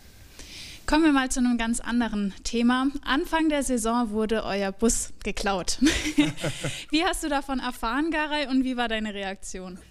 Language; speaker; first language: German; native; German